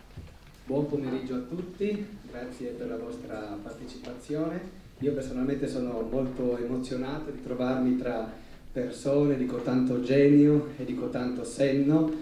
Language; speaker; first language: Italian; native; Italian